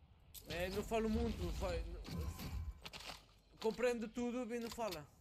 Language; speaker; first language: Portuguese; early bilingual, heritage; French